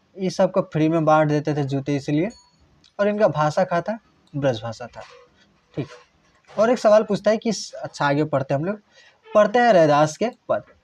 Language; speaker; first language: Hindi; non-native, local second language; Bangla